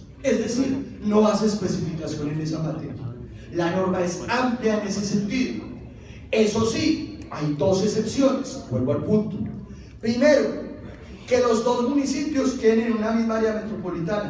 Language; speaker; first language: Spanish; native; Spanish